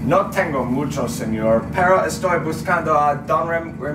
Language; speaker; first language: Spanish; non-native, learner; English